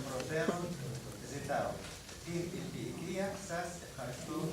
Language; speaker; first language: Greek; non-native, learner; Arabic